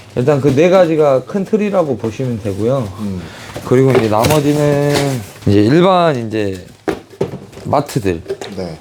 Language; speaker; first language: Korean; native; Korean